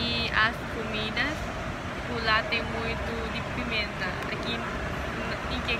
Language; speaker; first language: Portuguese; non-native, learner; Thai